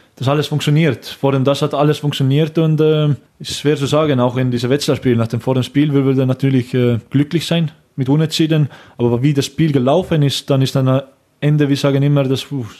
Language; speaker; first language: German; non-native, learner; Estonian